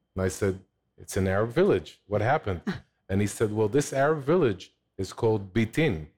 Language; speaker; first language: English; non-native, fluent; Hebrew